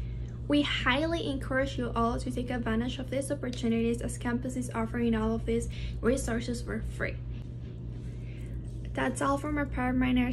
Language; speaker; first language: English; non-native, local second language; Spanish